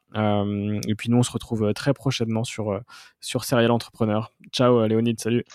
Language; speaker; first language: French; native; French